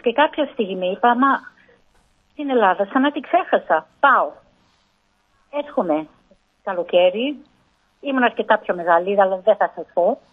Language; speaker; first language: Greek; early bilingual, heritage; Greek